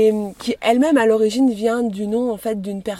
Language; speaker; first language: French; native; French